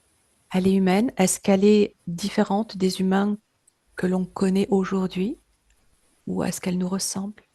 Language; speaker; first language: French; native; French